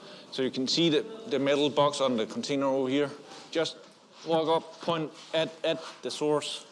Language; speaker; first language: English; non-native, fluent; Danish